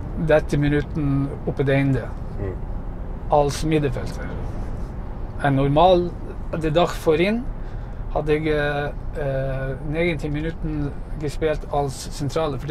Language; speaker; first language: Dutch; non-native, fluent; Norwegian